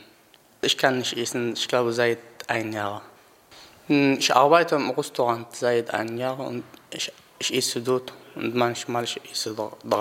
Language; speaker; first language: German; non-native, learner; Arabic